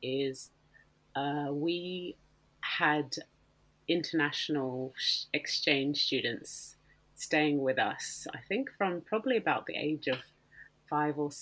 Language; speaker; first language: English; native; English